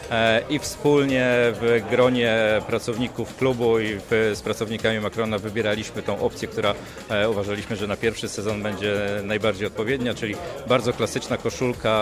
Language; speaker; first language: Polish; native; Polish